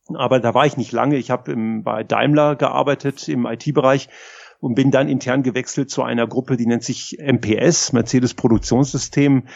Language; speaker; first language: German; native; German